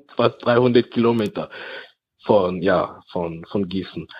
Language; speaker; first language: German; non-native, fluent; French